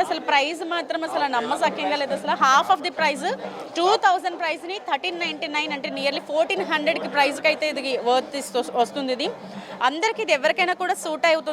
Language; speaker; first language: Telugu; native; Telugu